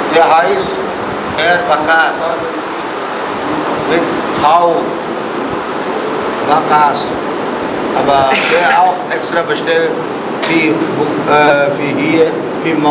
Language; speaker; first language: German; non-native, learner; Urdu